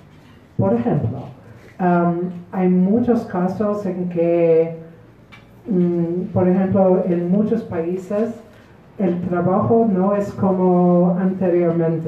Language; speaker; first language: Spanish; non-native, fluent; Polish